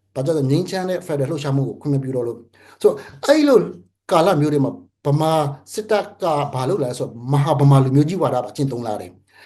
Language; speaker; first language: Burmese; native; Burmese